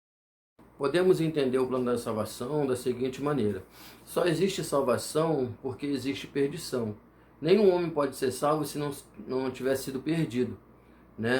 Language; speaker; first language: Portuguese; native; Portuguese